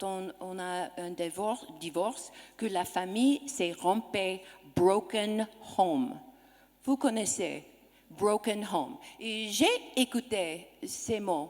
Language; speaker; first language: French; non-native, learner; English